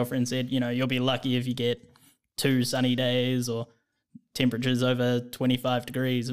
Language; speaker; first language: English; native; English